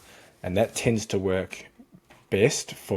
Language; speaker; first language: English; native; English